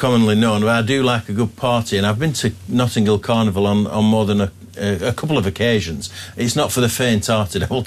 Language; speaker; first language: English; native; English